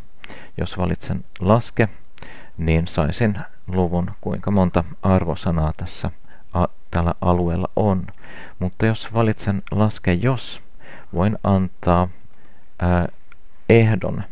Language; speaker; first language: Finnish; non-native, local second language; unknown